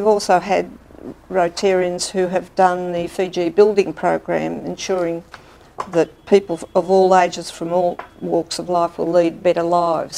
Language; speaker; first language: English; native; English